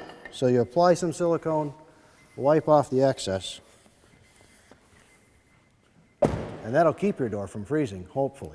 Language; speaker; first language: English; native; English